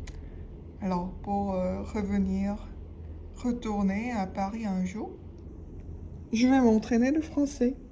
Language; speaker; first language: French; non-native, learner; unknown